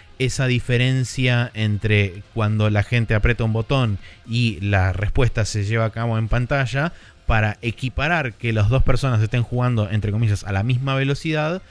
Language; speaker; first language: Spanish; native; Spanish